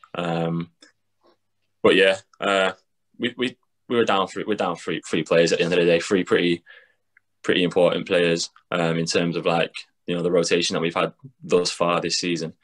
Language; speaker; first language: English; native; English